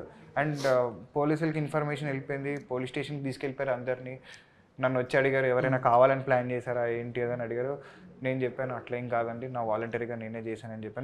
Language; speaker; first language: Telugu; native; Telugu